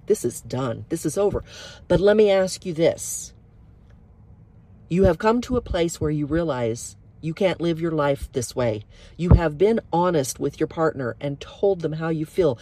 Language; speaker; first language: English; native; English